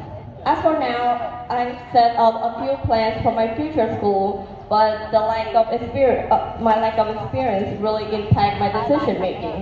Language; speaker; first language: English; non-native, fluent; Vietnamese